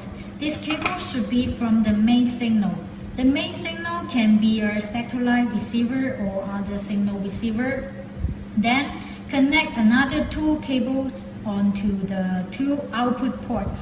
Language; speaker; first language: English; non-native, fluent; Chinese